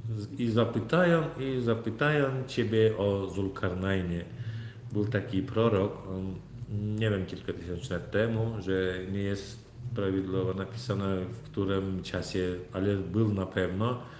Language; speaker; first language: Polish; non-native, learner; Turkmen